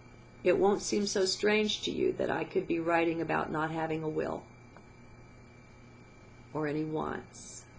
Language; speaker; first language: English; native; English